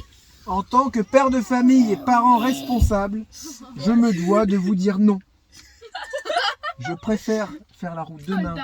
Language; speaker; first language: French; native; French